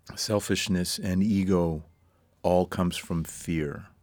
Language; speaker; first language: English; native; English